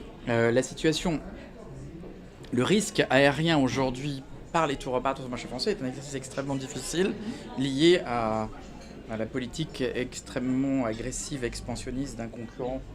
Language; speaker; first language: French; native; French